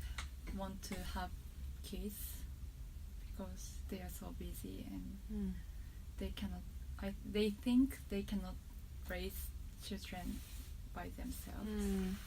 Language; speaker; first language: English; non-native, fluent; Japanese